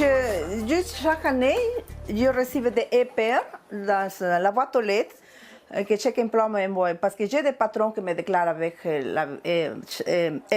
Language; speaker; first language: French; non-native, learner; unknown